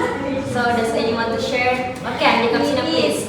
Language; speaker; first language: English; non-native, learner; Indonesian